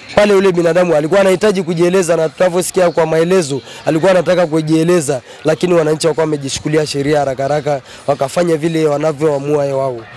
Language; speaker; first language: Swahili; native; Swahili